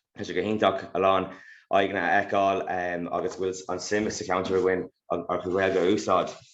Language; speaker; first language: Irish; non-native, local second language; English